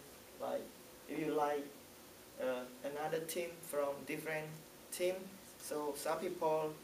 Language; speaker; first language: English; non-native, learner; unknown